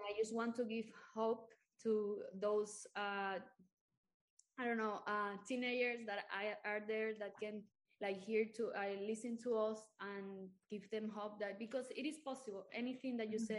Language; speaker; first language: English; non-native, fluent; Spanish